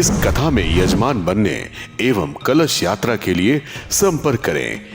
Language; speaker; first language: Hindi; native; Hindi